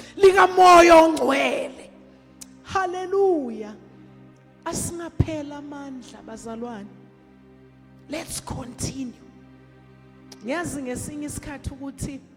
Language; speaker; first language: Zulu; native; Zulu